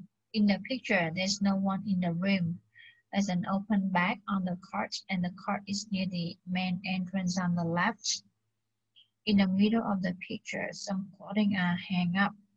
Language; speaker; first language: English; non-native, fluent; Vietnamese